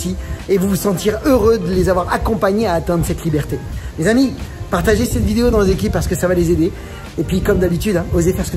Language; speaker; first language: French; native; French